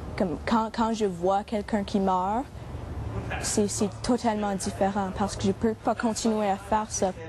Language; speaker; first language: French; non-native, local second language; English